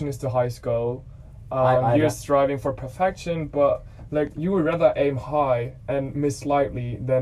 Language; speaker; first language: English; non-native, fluent; German